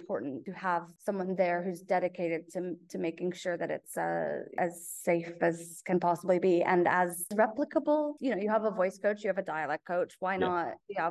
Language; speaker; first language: English; native; English